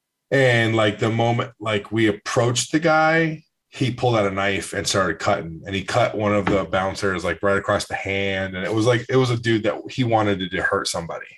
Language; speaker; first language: English; native; English